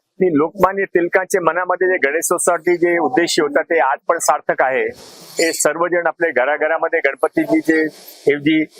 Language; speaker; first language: Marathi; non-native, local second language; Hindi